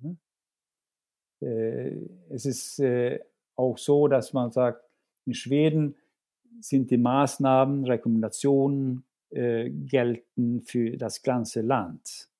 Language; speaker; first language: German; non-native, fluent; Swedish